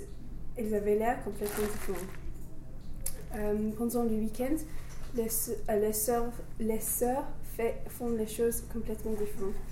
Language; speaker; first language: French; non-native, learner; English